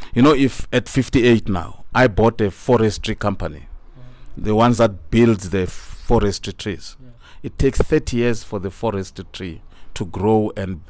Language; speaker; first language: English; non-native, local second language; Tsonga